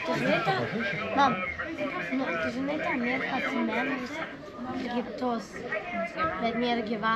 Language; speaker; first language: Lithuanian; early bilingual, heritage; Lithuanian